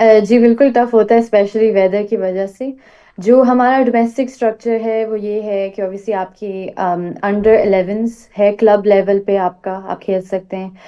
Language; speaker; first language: Urdu; native; Urdu